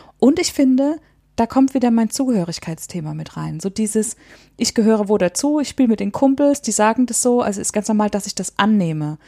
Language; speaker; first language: German; native; German